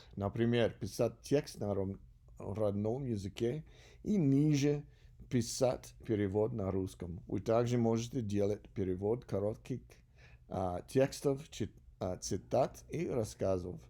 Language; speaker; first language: Russian; non-native, learner; English